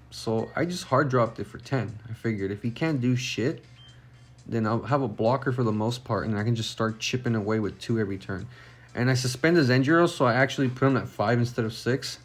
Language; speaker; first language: English; native; English